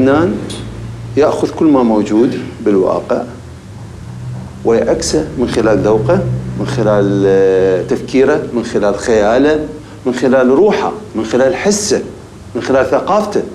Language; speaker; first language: Arabic; native; Arabic